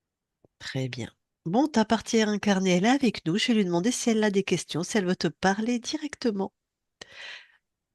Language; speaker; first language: French; native; French